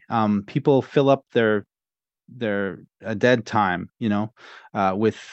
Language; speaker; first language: English; native; English